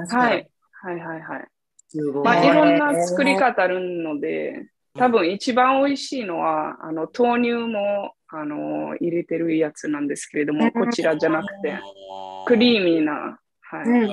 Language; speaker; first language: Japanese; non-native, fluent; Italian